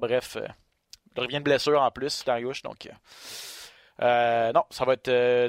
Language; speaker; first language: French; native; French